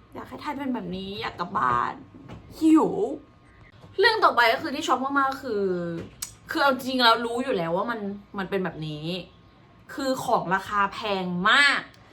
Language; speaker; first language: Thai; native; Thai